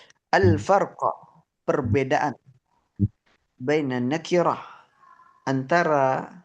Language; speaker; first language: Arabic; non-native, fluent; Indonesian